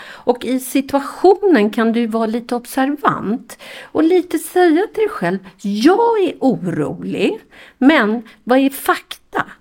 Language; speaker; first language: Swedish; native; Swedish